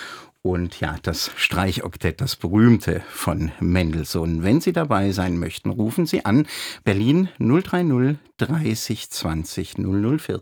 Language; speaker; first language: German; native; German